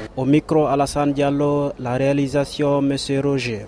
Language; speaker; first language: French; non-native, local second language; Fula